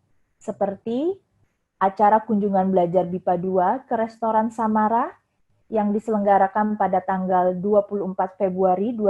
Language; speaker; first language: Indonesian; native; Indonesian